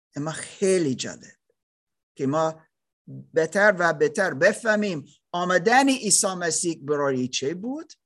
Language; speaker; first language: Persian; non-native, learner; German